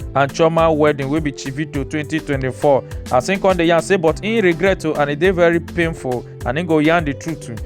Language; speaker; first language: Nigerian Pidgin; native; Nigerian Pidgin